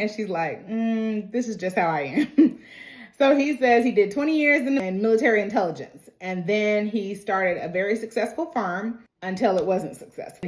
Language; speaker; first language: English; native; English